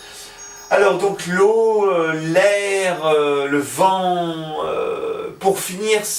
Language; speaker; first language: French; native; French